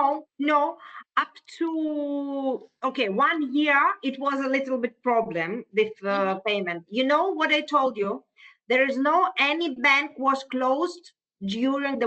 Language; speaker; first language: English; non-native, fluent; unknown